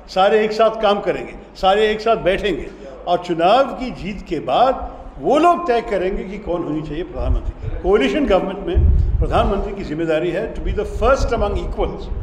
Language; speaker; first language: Hindi; non-native, local second language; Malayalam